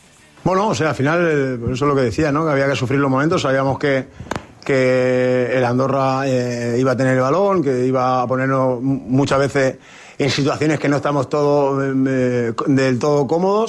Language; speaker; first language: Spanish; native; Spanish